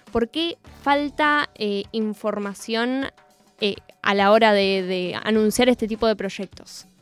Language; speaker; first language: Spanish; native; Spanish